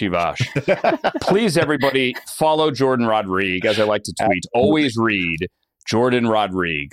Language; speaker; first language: English; native; English